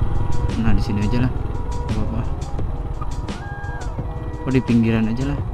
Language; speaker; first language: Indonesian; non-native, local second language; Sundanese